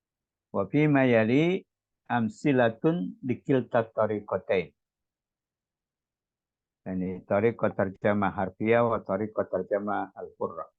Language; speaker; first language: Arabic; non-native, fluent; Indonesian